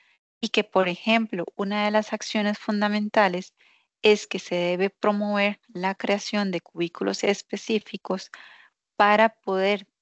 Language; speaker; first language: Spanish; native; Spanish